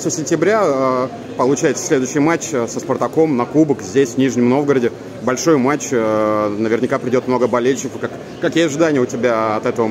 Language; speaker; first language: Russian; native; Russian